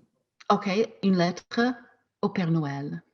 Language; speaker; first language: French; non-native, fluent; English